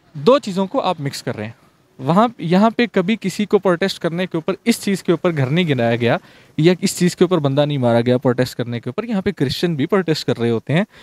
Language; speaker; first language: Urdu; native; Urdu